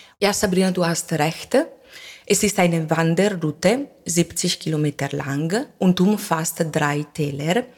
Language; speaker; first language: German; non-native, fluent; Italian